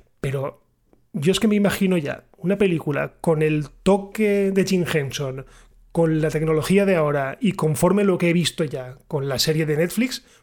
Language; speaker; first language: Spanish; native; Spanish